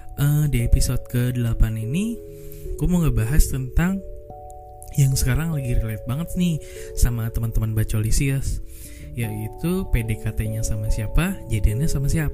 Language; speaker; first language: Indonesian; native; Indonesian